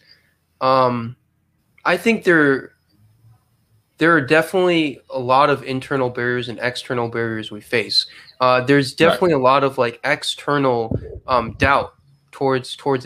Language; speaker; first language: English; native; English